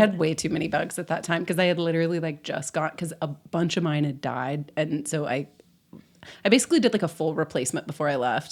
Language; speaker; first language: English; native; English